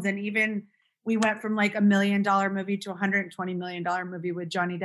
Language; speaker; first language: English; native; English